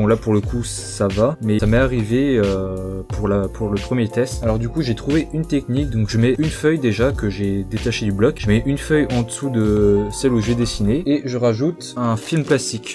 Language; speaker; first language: French; native; French